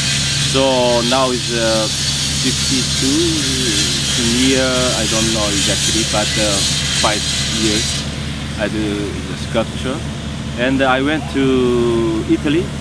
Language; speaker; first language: English; non-native, learner; Korean